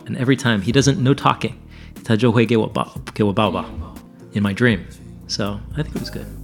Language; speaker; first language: English; native; English